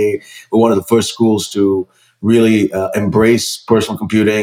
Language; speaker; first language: English; non-native, local second language; Malayalam